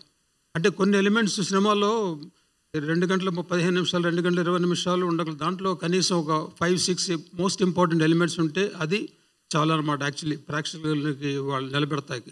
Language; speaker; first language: Telugu; native; Telugu